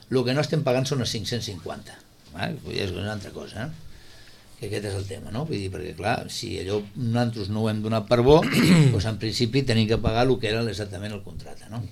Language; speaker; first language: Catalan; native; Catalan